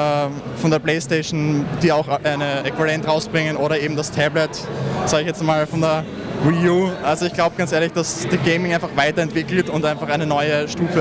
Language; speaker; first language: German; native; German